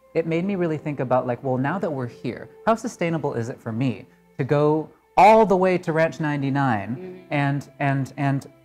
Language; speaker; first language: English; native; English